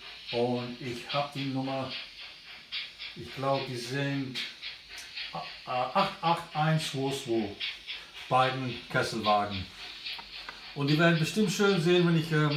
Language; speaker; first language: German; non-native, learner; English